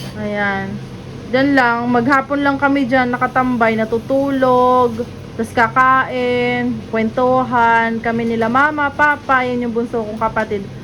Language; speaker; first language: Filipino; native; Filipino